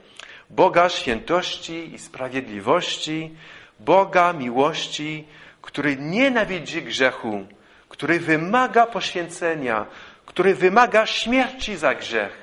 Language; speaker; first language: Polish; non-native, fluent; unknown